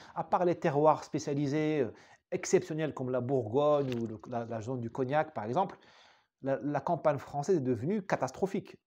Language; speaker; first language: French; non-native, local second language; Arabic